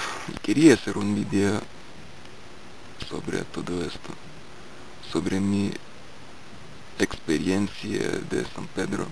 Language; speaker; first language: Spanish; non-native, fluent; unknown